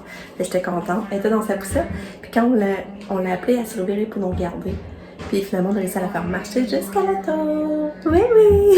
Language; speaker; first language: French; native; French